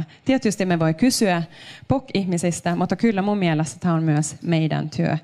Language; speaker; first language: Finnish; non-native, local second language; Swedish